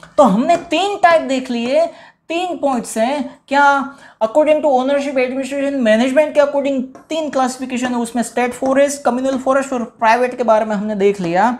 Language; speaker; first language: Hindi; non-native, local second language; Gujarati